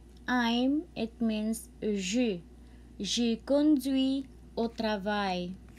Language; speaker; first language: French; non-native, learner; Cebuano